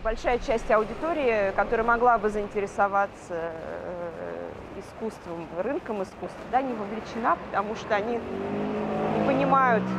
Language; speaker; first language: Russian; native; Russian